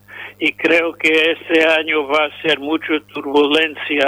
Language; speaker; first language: Spanish; non-native, fluent; English